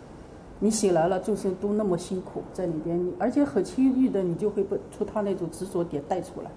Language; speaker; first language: Chinese; native; Chinese